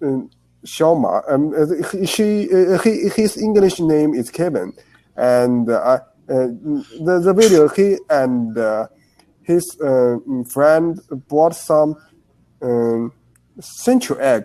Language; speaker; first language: English; non-native, learner; Chinese